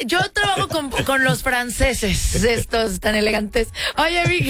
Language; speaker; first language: Spanish; native; Spanish